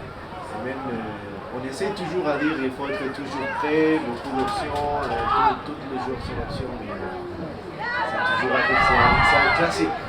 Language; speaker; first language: French; non-native, fluent; English